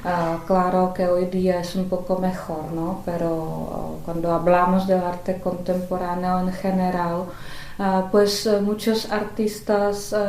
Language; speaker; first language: Spanish; non-native, fluent; Czech